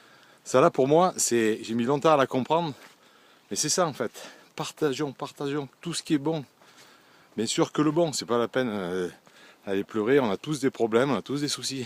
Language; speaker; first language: French; native; French